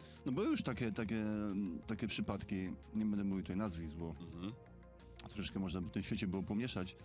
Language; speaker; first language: Polish; native; Polish